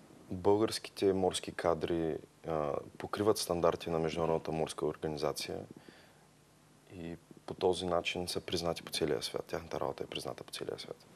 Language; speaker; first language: Bulgarian; native; Bulgarian